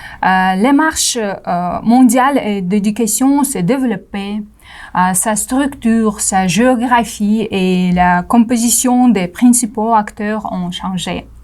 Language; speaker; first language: French; non-native, learner; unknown